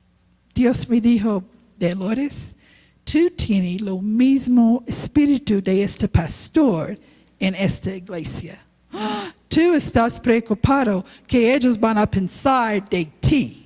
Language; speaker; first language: Spanish; non-native, learner; English